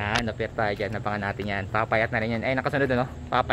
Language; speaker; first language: Filipino; native; Filipino